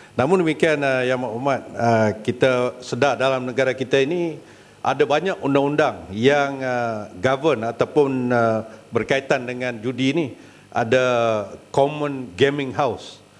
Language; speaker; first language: Malay; native; Malay